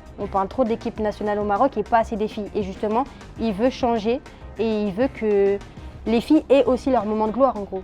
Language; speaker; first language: French; early bilingual, other home language; Arabic